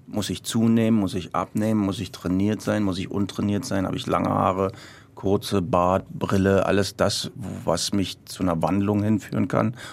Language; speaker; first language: German; early bilingual, other home language; Croatian